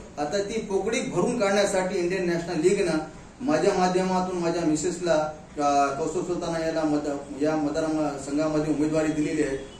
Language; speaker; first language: Marathi; non-native, local second language; Urdu